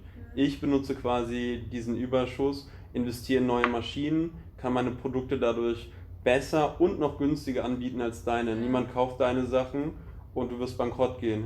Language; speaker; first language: German; native; German